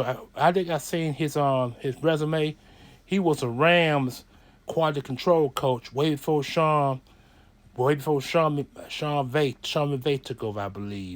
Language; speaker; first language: English; native; English